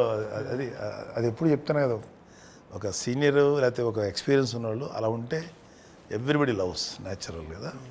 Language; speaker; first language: Telugu; native; Telugu